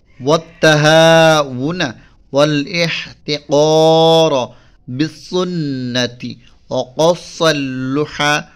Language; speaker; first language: Arabic; non-native, fluent; Bangla